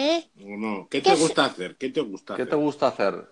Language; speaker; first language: Spanish; native; Spanish